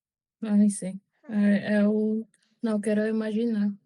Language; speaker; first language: Portuguese; non-native, learner; Spanish